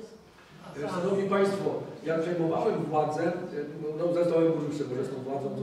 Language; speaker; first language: Polish; native; Polish